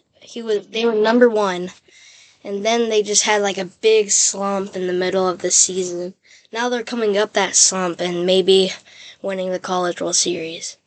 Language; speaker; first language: English; native; English